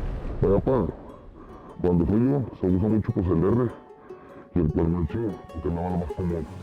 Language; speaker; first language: Spanish; native; Spanish